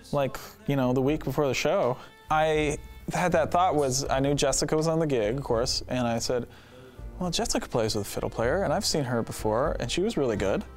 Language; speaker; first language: English; native; English